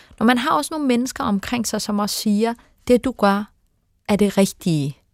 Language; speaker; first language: Danish; early bilingual, other home language; Turkish